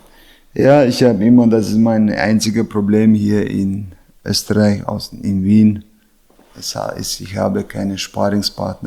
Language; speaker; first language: German; non-native, learner; Chechen